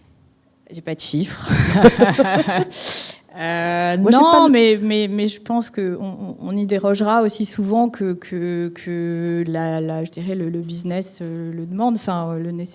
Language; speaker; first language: French; native; French